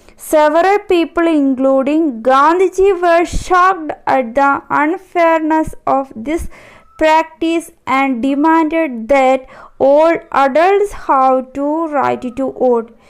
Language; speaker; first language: English; non-native, local second language; Malayalam